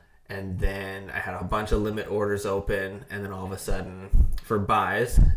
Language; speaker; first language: English; native; English